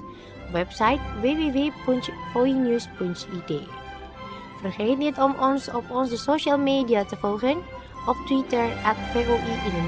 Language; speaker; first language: Dutch; non-native, fluent; Indonesian